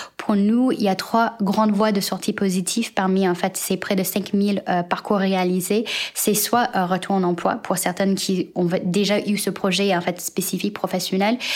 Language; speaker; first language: French; non-native, fluent; Chinese